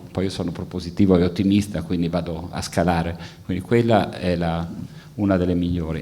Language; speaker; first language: Italian; native; Italian